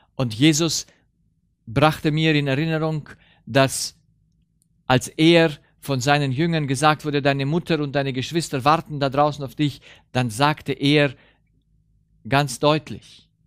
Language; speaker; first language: German; early bilingual, heritage; Romanian